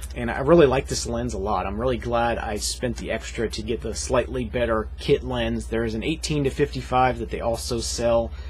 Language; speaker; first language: English; native; English